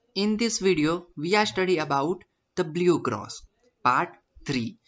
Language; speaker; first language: English; non-native, local second language; Gujarati